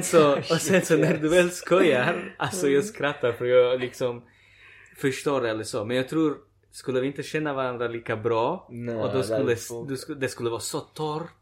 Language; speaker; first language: Swedish; early bilingual, other home language; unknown